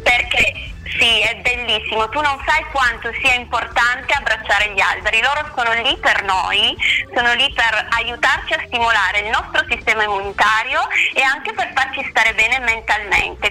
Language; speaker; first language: Italian; native; Italian